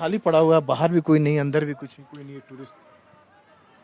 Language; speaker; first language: Hindi; native; Hindi